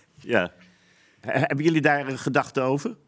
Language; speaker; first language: Dutch; native; Dutch